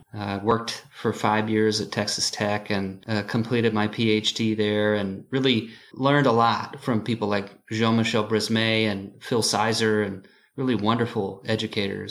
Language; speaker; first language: English; native; English